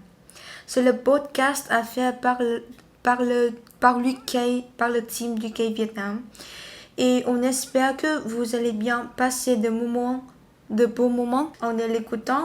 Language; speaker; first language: French; non-native, learner; Vietnamese